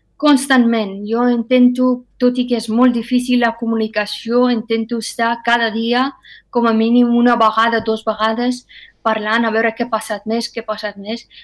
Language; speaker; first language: Catalan; non-native, fluent; Persian